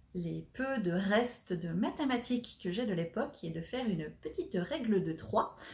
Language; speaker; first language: French; native; French